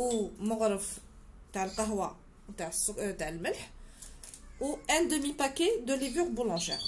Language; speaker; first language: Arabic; native; Arabic